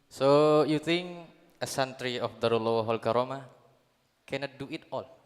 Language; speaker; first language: English; non-native, learner; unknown